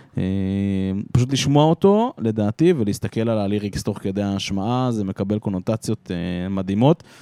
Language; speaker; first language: Hebrew; native; Hebrew